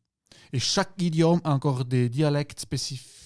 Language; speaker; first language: French; non-native, local second language; German